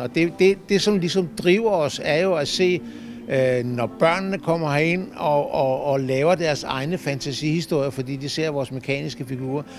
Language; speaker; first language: Danish; native; Danish